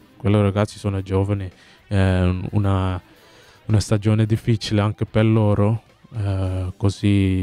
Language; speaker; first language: Italian; non-native, learner; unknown